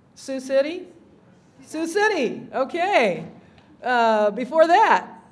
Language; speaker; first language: English; native; English